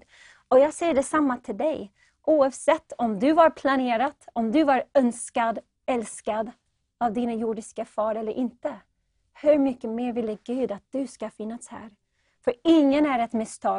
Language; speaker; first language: Swedish; non-native, fluent; English